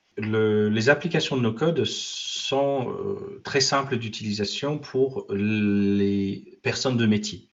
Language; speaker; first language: French; non-native, fluent; English